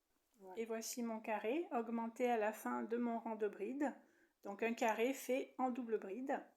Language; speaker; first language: French; native; French